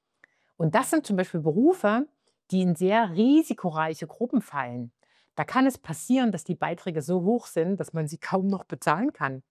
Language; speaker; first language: German; native; German